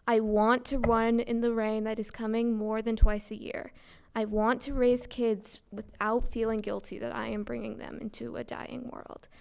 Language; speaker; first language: English; native; English